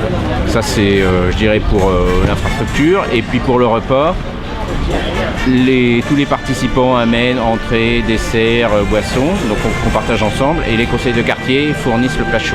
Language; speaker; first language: French; native; French